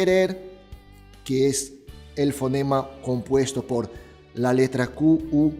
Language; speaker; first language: Spanish; non-native, fluent; Portuguese